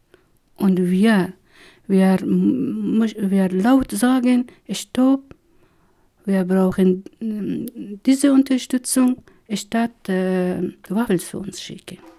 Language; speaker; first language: German; non-native, learner; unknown